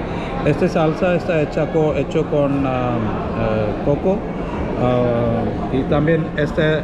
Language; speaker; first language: Spanish; non-native, learner; Malayalam